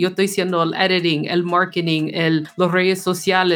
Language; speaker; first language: Spanish; early bilingual, heritage; Spanish